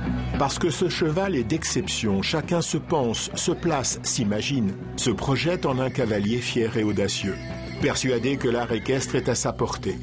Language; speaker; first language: French; native; French